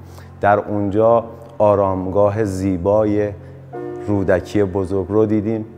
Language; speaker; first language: Persian; native; Persian